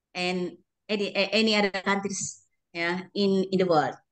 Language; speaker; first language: English; non-native, learner; Indonesian